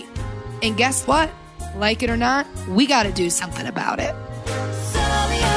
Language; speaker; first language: English; native; English